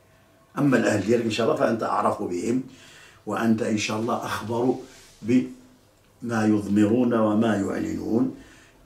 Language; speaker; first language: Arabic; native; Arabic